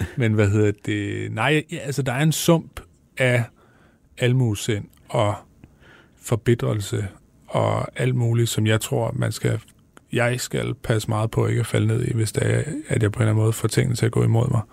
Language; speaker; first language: Danish; native; Danish